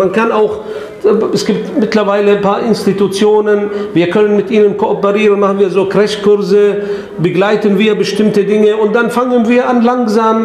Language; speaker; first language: German; non-native, fluent; Arabic